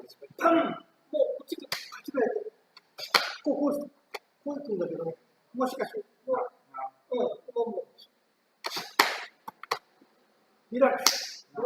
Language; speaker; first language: Japanese; native; Japanese